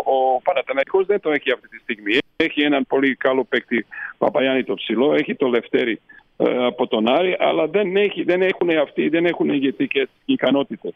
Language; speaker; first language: Greek; non-native, fluent; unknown